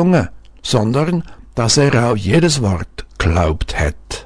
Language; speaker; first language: German; native; German